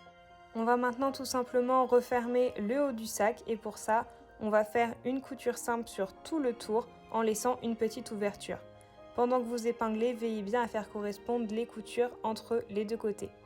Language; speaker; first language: French; native; French